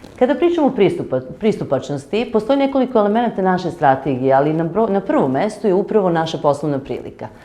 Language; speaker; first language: Serbian; native; Serbian